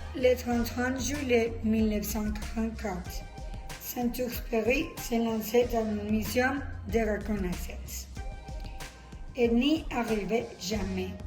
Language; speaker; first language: French; non-native, learner; Spanish